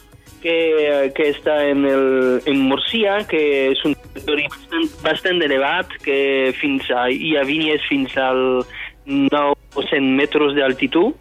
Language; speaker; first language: Catalan; non-native, fluent; French